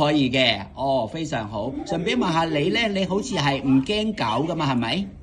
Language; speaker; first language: Cantonese; native; Cantonese